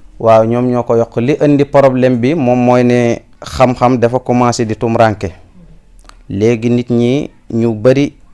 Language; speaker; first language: Wolof; non-native, local second language; Fula